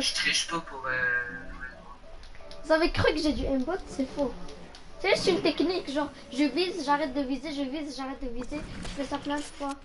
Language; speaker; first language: French; native; French